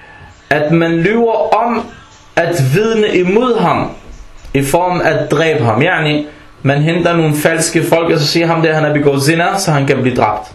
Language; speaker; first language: Danish; non-native, fluent; Arabic